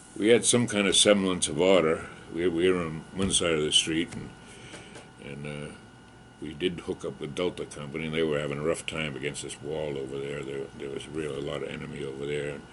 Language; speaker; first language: English; native; English